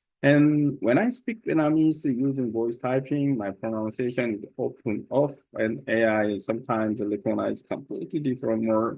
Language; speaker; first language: English; non-native, learner; Korean